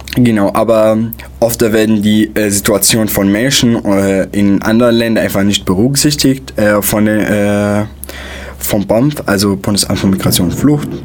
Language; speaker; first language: German; non-native, fluent; Arabic